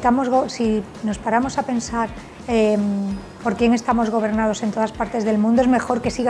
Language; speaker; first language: Spanish; native; Spanish